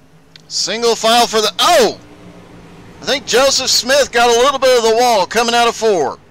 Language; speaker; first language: English; native; English